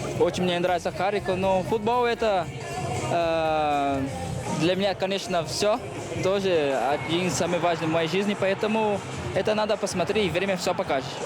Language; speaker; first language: Russian; non-native, fluent; Portuguese